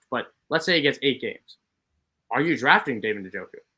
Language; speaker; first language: English; native; English